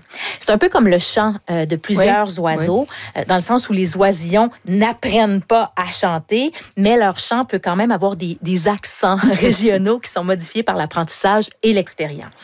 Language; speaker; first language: French; native; French